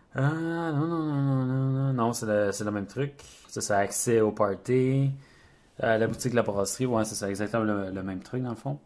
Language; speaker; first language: French; native; French